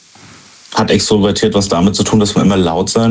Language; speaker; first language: German; native; German